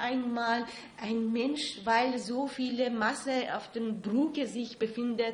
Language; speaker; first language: German; non-native, fluent; Persian